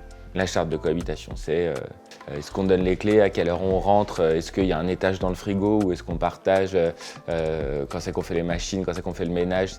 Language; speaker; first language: French; native; French